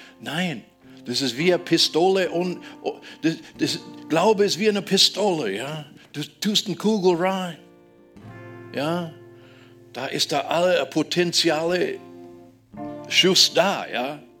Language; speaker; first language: German; non-native, fluent; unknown